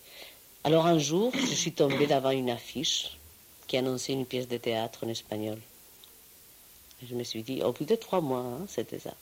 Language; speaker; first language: French; non-native, fluent; Spanish